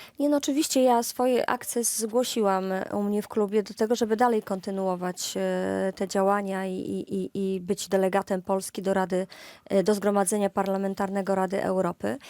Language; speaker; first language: Polish; native; Polish